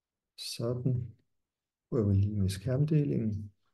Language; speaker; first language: Danish; non-native, fluent; German